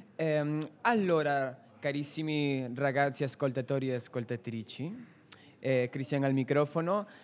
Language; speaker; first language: Italian; non-native, fluent; Spanish